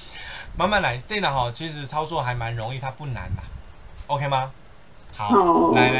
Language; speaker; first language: Chinese; native; Chinese